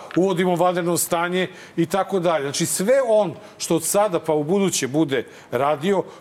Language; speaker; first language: Serbian; native; Serbian